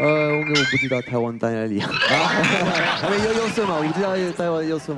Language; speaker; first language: Chinese; non-native, fluent; French